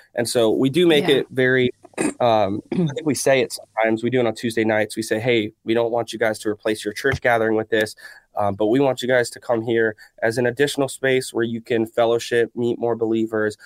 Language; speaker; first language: English; native; English